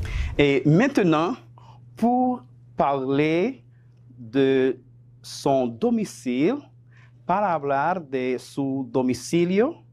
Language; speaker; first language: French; non-native, fluent; Spanish